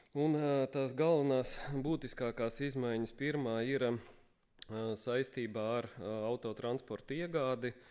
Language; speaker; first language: Latvian; native; Latvian